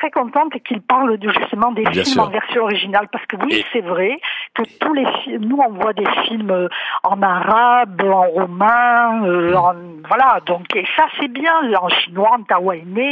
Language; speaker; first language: French; non-native, fluent; Romanian